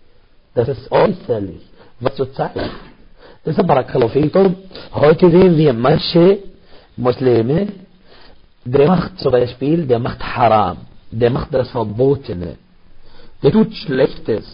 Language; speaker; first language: German; non-native, fluent; Arabic